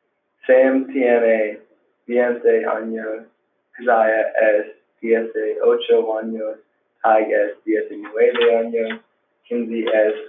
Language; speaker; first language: Spanish; non-native, learner; English